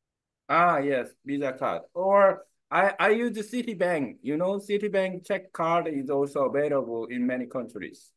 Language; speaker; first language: English; non-native, learner; Korean